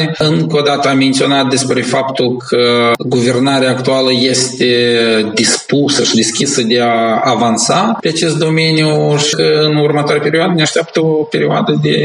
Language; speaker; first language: Romanian; native; Romanian